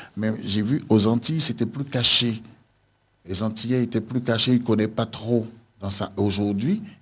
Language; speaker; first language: French; native; French